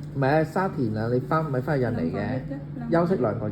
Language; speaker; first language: Cantonese; native; Cantonese